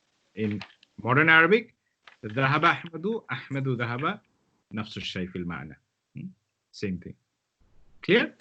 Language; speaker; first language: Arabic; non-native, fluent; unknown